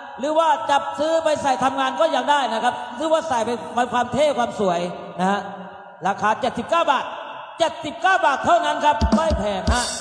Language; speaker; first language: Thai; native; Thai